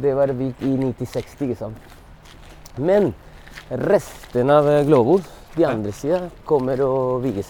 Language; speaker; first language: Norwegian; non-native, fluent; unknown